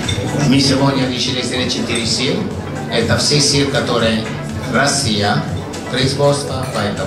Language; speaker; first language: Russian; non-native, learner; Italian